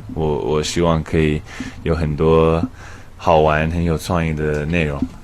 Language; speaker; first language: Chinese; early bilingual, heritage; English